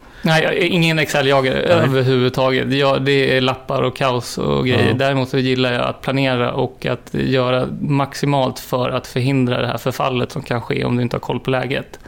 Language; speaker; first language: Swedish; native; Swedish